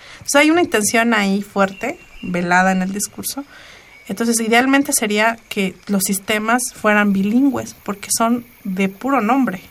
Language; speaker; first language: Spanish; non-native, local second language; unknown